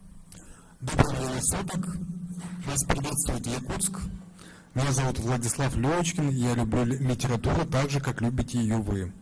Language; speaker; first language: Russian; native; Russian